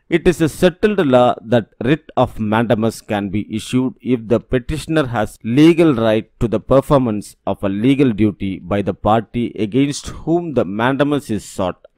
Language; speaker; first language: English; non-native, local second language; Tamil